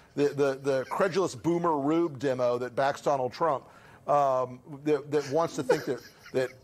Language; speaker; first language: English; native; English